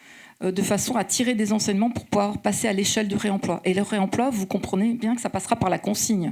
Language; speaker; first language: French; native; French